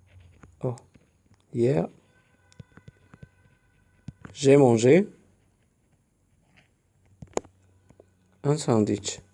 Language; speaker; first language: French; non-native, fluent; Spanish